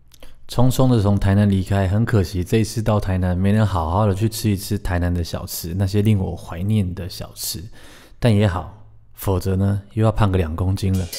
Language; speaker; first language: Chinese; native; Chinese